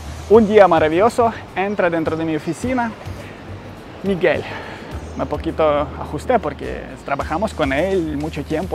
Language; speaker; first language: Spanish; non-native, learner; Ukrainian